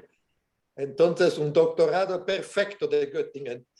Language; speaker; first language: Spanish; non-native, fluent; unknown